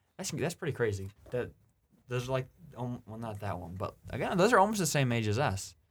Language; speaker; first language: English; native; English